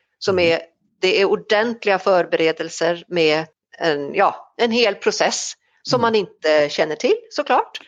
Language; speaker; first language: Swedish; native; Swedish